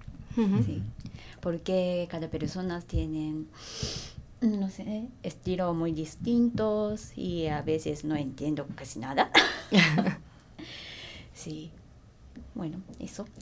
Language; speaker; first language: Spanish; non-native, learner; Japanese